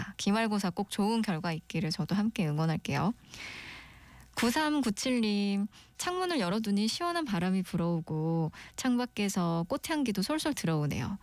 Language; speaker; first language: Korean; native; Korean